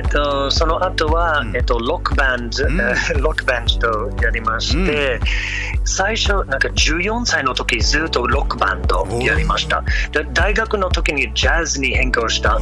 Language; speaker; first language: Japanese; non-native, learner; English